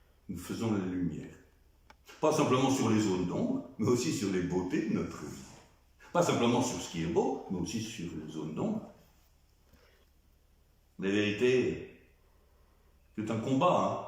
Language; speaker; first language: French; native; French